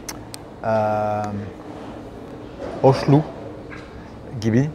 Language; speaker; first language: Turkish; non-native, learner; French